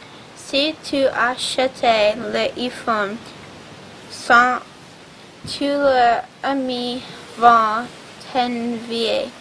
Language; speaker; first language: French; non-native, learner; English